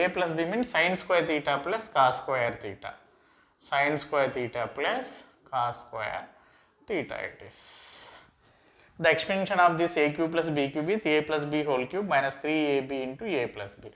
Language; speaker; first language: English; non-native, local second language; Telugu